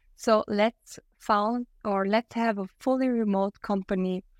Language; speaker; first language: English; non-native, fluent; German